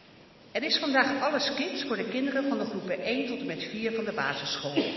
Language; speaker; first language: Dutch; native; Dutch